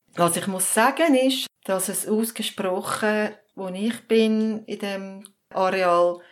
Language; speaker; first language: German; native; German